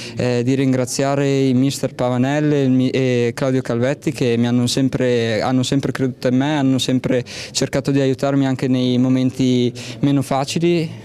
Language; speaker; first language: Italian; native; Italian